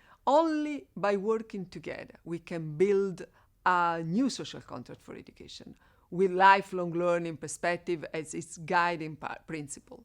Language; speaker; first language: English; non-native, fluent; Italian